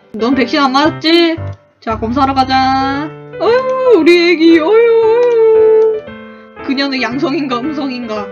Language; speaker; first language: Korean; native; Korean